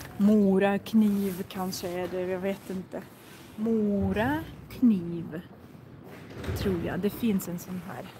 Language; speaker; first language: Swedish; non-native, fluent; Russian